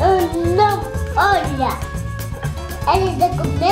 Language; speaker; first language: Portuguese; early bilingual, heritage; Portuguese